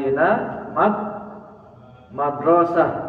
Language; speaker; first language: Arabic; non-native, fluent; Indonesian